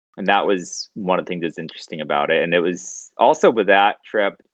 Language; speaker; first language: English; native; English